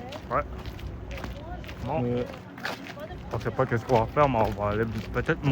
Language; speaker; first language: French; native; French